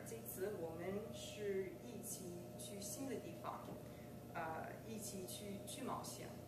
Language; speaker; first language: Chinese; non-native, fluent; English